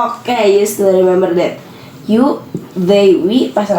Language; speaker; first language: English; non-native, learner; Indonesian